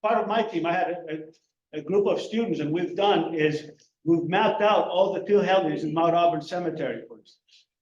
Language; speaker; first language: English; non-native, fluent; Greek